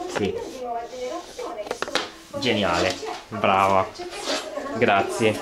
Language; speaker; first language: Italian; non-native, learner; English